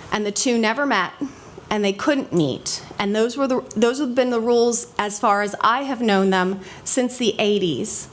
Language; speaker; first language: English; native; English